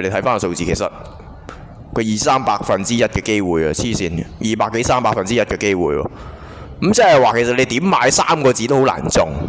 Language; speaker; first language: Cantonese; native; Cantonese